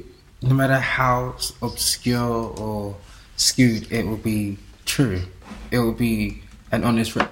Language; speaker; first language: English; native; English